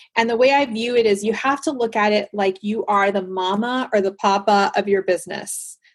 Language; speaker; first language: English; early bilingual, other home language; Spanish